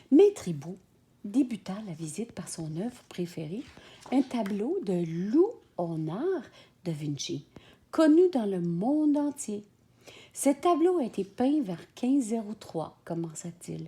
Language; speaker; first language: French; native; French